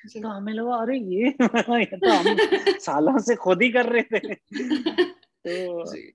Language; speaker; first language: Hindi; native; Hindi